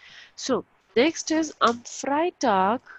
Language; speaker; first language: German; non-native, local second language; Hindi